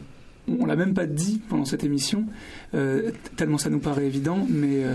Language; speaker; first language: French; native; French